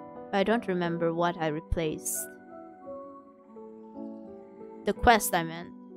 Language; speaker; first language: English; non-native, local second language; Chinese